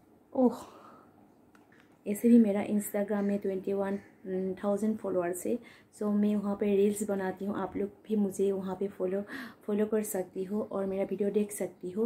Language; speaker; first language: Hindi; non-native, local second language; Bangla